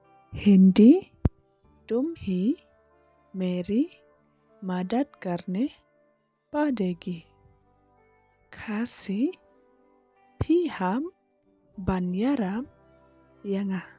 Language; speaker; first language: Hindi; non-native, local second language; Khasi